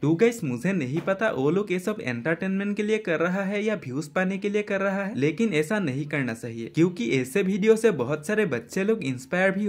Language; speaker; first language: Hindi; non-native, local second language; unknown